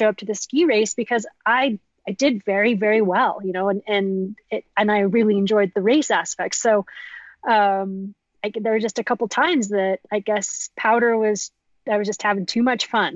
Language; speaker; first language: English; native; English